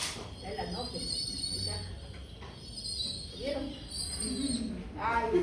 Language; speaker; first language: Spanish; native; Spanish